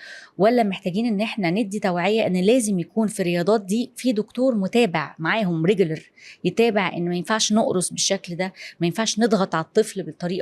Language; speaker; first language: Arabic; native; Arabic